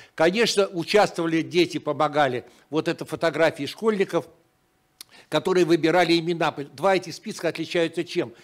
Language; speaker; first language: Russian; native; Russian